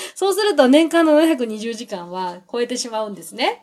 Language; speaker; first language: Japanese; native; Japanese